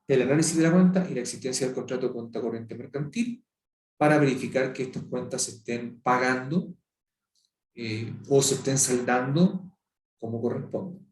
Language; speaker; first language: Spanish; native; Spanish